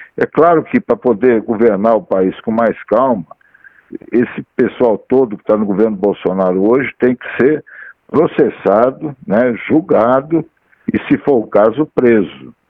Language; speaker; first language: Portuguese; native; Portuguese